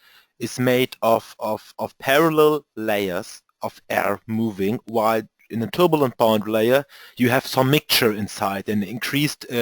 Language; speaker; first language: English; non-native, fluent; German